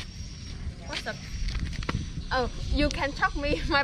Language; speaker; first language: English; non-native, learner; Vietnamese